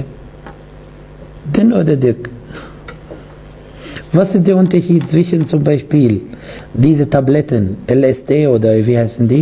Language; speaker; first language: German; non-native, fluent; Arabic